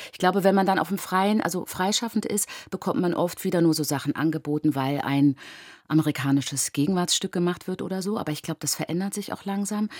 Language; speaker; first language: German; early bilingual, other home language; Persian